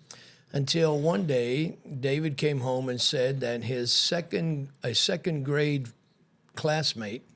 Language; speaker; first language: English; native; English